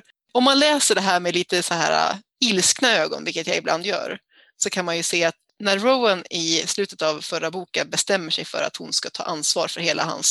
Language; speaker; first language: Swedish; native; Swedish